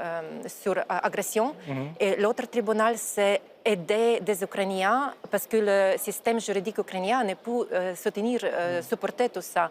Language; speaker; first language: French; non-native, fluent; Ukrainian